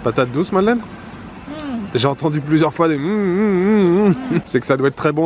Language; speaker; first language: French; native; French